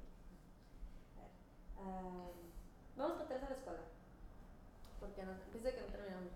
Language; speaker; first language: Spanish; early bilingual, heritage; Spanish